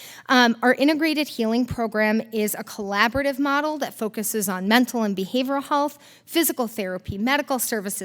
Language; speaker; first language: English; native; English